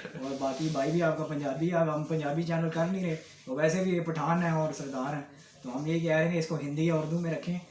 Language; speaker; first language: Urdu; non-native, local second language; Punjabi